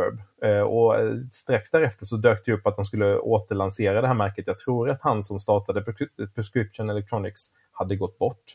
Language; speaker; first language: Swedish; native; Swedish